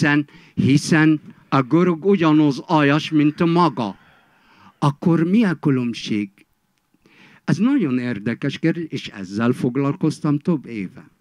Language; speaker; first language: Hungarian; non-native, fluent; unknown